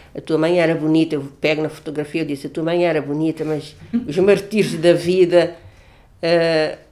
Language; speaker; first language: Portuguese; non-native, local second language; Kabuverdianu